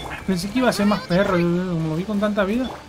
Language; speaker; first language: Spanish; native; Spanish